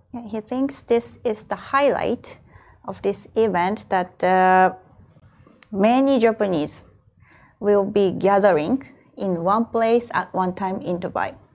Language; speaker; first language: English; non-native, fluent; Japanese